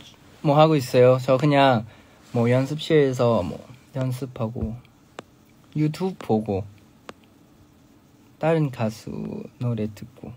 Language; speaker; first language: Korean; non-native, fluent; Thai